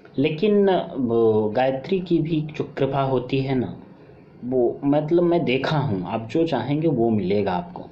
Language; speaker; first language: Hindi; non-native, local second language; Bhojpuri